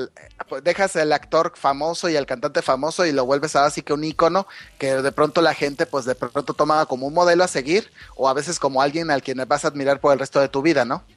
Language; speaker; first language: Spanish; native; Spanish